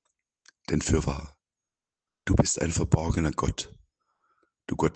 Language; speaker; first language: German; native; German